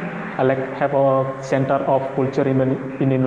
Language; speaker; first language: English; non-native, learner; Indonesian